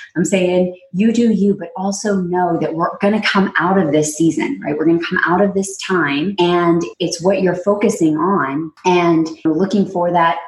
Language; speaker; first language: English; native; English